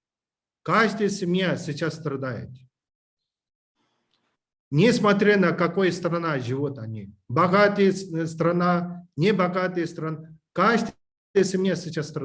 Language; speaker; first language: Russian; non-native, learner; English